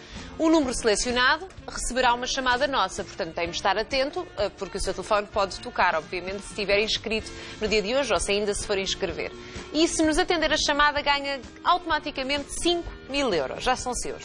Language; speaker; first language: Portuguese; native; Portuguese